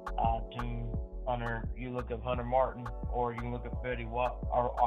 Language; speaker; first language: English; native; English